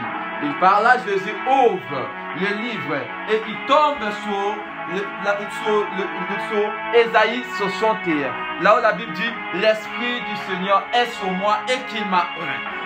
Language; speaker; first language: French; non-native, local second language; Swahili